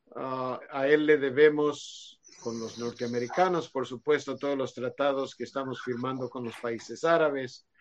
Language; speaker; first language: Spanish; non-native, fluent; Hebrew